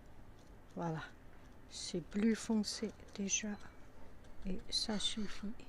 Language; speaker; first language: French; non-native, fluent; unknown